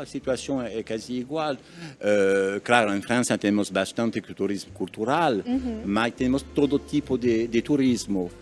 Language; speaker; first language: Portuguese; non-native, learner; French